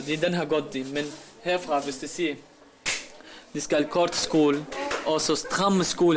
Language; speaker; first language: Danish; non-native, learner; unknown